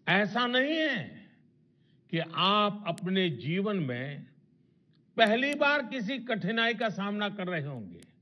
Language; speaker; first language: Hindi; non-native, local second language; Gujarati